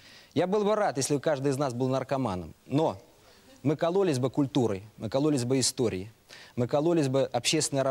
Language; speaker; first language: Russian; native; Russian